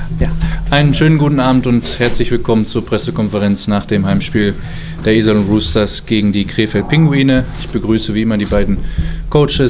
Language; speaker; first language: German; native; German